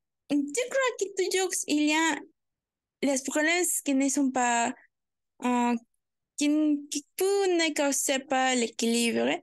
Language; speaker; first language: French; non-native, learner; Spanish